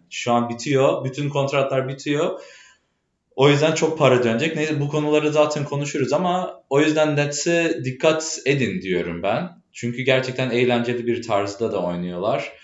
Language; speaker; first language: Turkish; early bilingual, heritage; Turkish